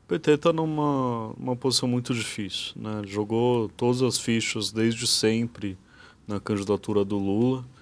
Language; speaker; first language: Portuguese; native; Portuguese